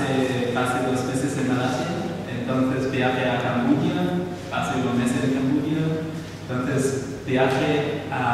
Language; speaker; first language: Spanish; non-native, learner; Arabic